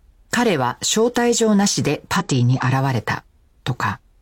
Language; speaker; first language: Japanese; native; Japanese